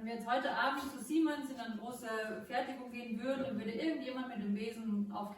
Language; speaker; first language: German; native; German